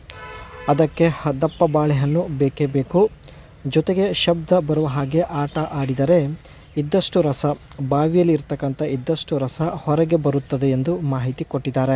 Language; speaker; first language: Kannada; native; Kannada